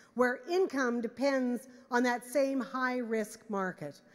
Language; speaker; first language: English; native; English